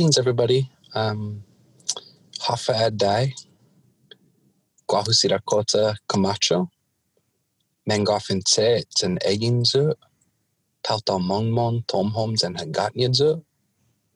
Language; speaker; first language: English; native; English